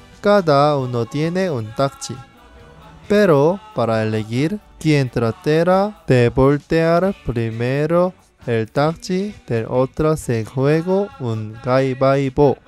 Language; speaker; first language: Spanish; non-native, learner; Korean